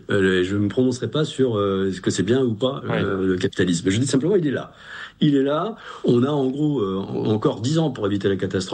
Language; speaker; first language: French; native; French